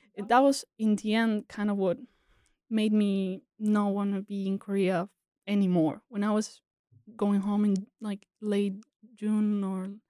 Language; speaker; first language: English; non-native, fluent; Spanish